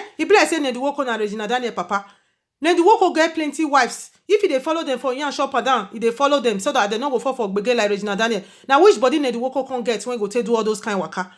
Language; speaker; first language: Nigerian Pidgin; native; Nigerian Pidgin